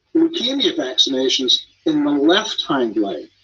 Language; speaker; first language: English; native; English